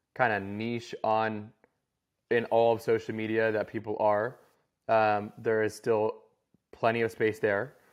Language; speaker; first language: English; native; English